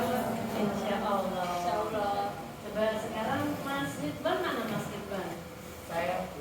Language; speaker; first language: Indonesian; native; Indonesian